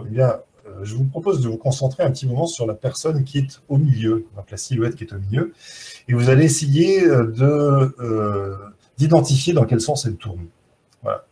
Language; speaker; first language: French; native; French